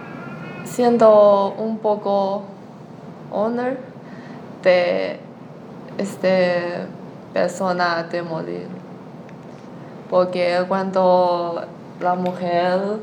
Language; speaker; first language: Spanish; non-native, learner; Chinese